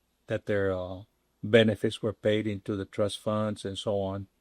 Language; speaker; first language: English; non-native, local second language; Spanish